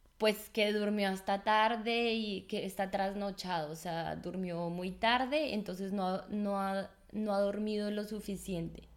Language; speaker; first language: Spanish; native; Spanish